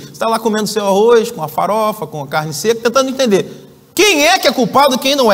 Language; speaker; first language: Portuguese; native; Portuguese